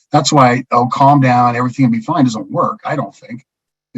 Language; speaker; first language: English; native; English